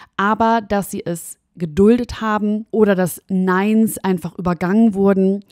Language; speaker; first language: German; native; German